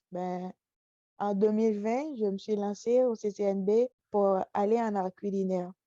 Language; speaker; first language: French; non-native, local second language; Haitian Creole